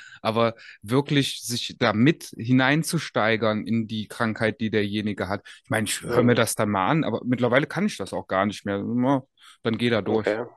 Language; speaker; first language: German; native; German